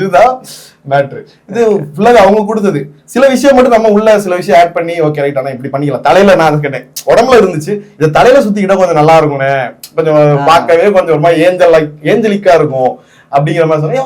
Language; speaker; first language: Tamil; native; Tamil